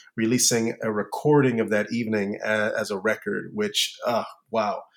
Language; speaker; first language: English; native; English